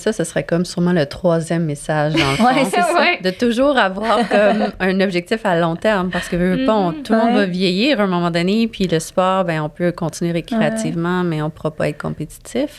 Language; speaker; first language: French; native; French